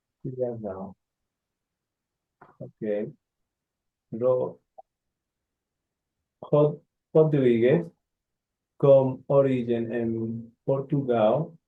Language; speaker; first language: Portuguese; non-native, learner; Spanish